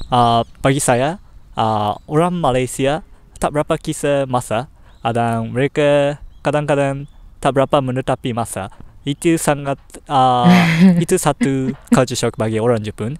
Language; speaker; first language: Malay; non-native, fluent; Japanese